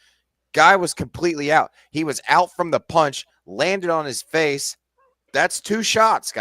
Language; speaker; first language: English; native; English